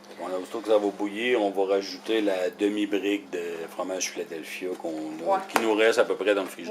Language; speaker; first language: French; native; French